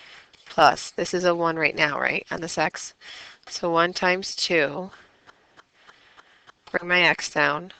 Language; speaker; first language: English; native; English